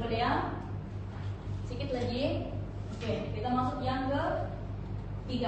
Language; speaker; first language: Malay; native; Malay